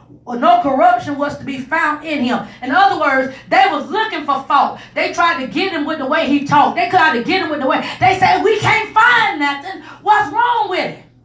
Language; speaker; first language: English; native; English